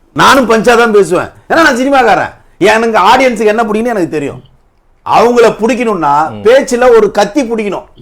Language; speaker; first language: Tamil; native; Tamil